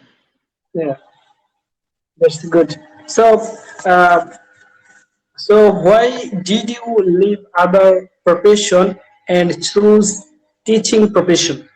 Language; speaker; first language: English; non-native, learner; Bangla